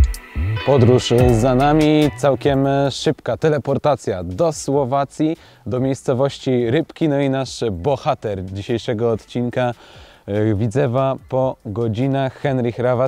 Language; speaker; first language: Polish; native; Polish